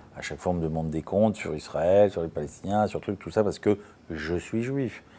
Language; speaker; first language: French; native; French